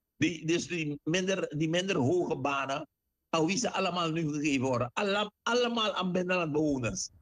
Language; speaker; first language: Dutch; native; Dutch